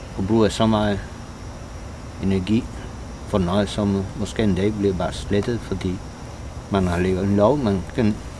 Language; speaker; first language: Danish; non-native, fluent; Italian